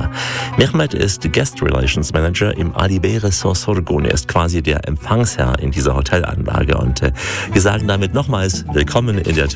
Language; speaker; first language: German; native; German